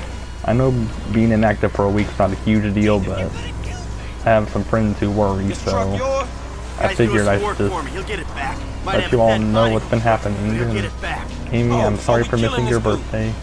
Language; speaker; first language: English; native; English